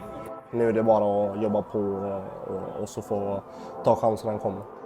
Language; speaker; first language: Swedish; native; Swedish